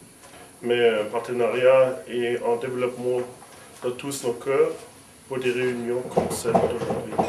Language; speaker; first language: French; non-native, fluent; German